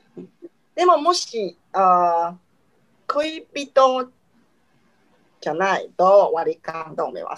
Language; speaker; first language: Japanese; non-native, learner; Chinese